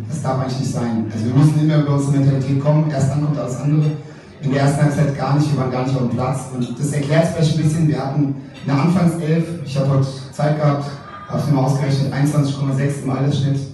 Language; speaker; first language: German; native; German